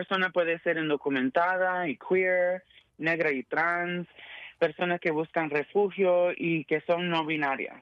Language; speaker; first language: Spanish; early bilingual, heritage; Spanish